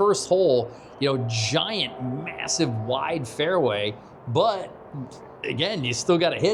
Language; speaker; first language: English; native; English